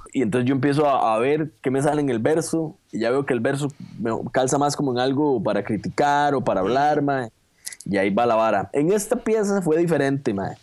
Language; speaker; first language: Spanish; native; Spanish